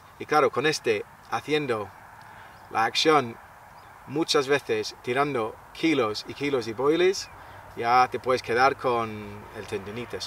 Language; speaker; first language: Spanish; non-native, fluent; English